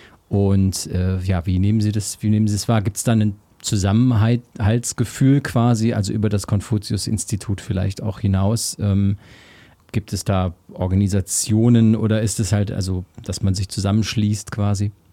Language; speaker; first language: German; native; German